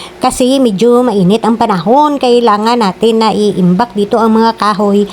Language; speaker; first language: Filipino; non-native, local second language; Kinaray-a